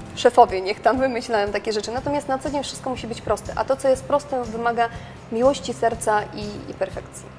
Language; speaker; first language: Polish; non-native, fluent; Russian